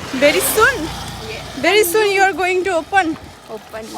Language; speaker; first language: English; non-native, learner; Nepali